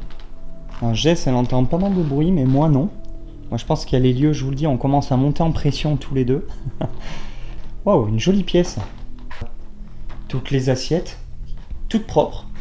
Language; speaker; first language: French; native; French